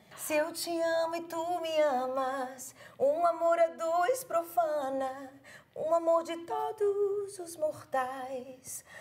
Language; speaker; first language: Portuguese; early bilingual, other home language; Italian